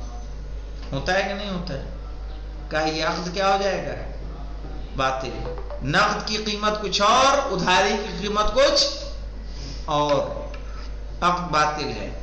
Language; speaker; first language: Urdu; native; Urdu